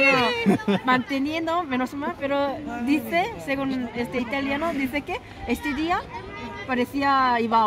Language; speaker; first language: Spanish; non-native, fluent; Korean